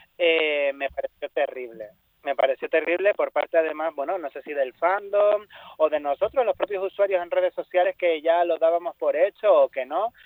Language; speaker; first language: Spanish; native; Spanish